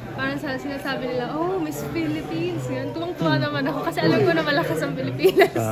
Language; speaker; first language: Filipino; early bilingual, heritage; Filipino